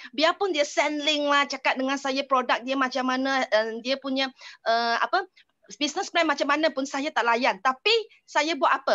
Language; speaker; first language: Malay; non-native, local second language; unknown